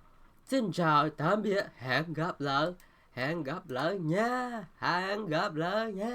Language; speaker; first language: Vietnamese; non-native, learner; English